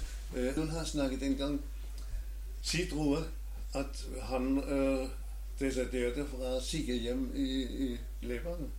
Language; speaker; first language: Danish; non-native, learner; German